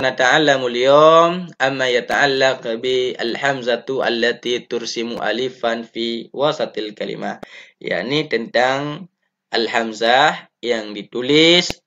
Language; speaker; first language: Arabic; non-native, fluent; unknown